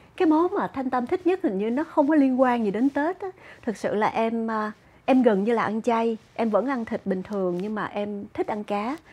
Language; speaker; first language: Vietnamese; native; Vietnamese